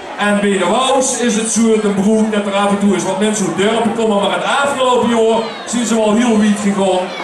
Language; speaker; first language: Dutch; native; Dutch